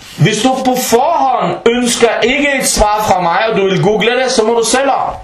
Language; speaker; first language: Danish; early bilingual, other home language; Arabic